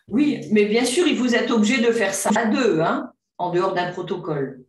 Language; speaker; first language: French; native; French